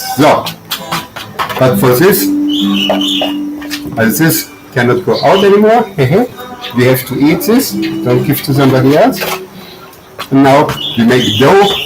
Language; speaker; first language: English; non-native, learner; German